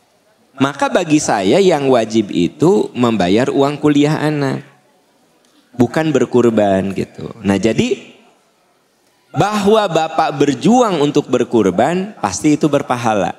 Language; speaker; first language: Indonesian; non-native, local second language; Sundanese